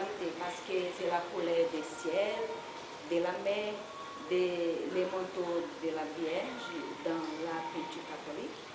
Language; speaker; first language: French; non-native, learner; Portuguese